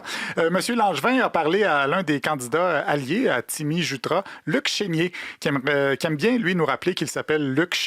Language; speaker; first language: French; native; French